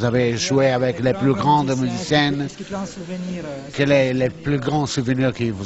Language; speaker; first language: French; non-native, learner; Italian